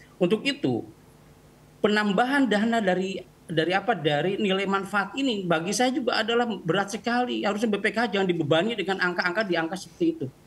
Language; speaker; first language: Indonesian; native; Indonesian